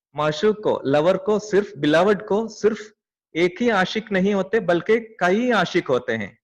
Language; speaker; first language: Hindi; non-native, local second language; Malayalam